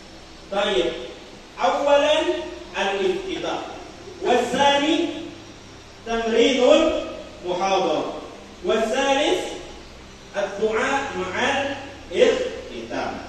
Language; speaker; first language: Arabic; non-native, learner; Indonesian